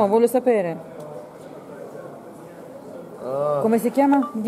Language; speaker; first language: Italian; non-native, learner; Russian